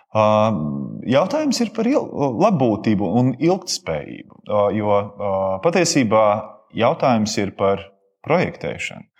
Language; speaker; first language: Latvian; native; Latvian